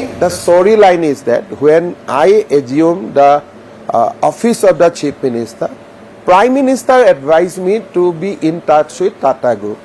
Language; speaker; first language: English; non-native, local second language; Assamese